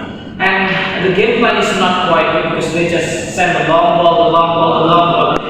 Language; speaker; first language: English; non-native, fluent; Indonesian